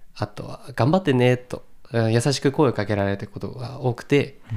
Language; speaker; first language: Japanese; native; Japanese